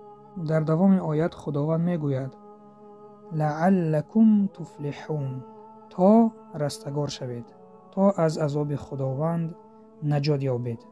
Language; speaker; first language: Persian; native; Persian